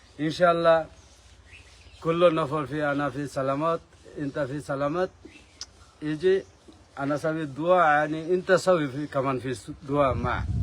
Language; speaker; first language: Arabic; non-native, learner; Bangla